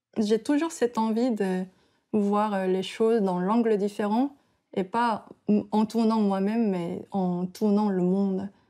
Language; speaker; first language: French; non-native, fluent; Korean